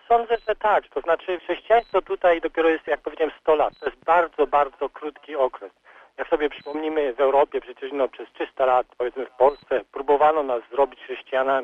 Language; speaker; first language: Polish; native; Polish